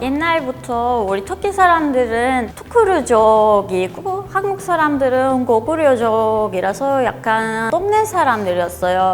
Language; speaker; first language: Korean; non-native, fluent; Turkish